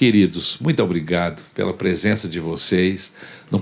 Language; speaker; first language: Portuguese; native; Portuguese